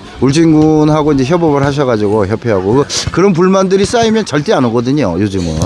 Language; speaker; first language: Korean; native; Korean